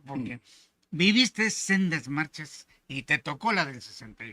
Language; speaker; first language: Spanish; native; Spanish